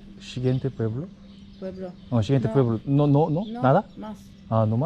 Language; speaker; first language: Spanish; non-native, learner; Korean